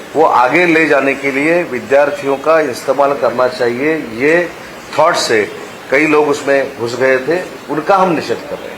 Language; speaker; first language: Hindi; non-native, local second language; Marathi